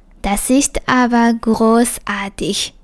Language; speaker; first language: German; non-native, fluent; Japanese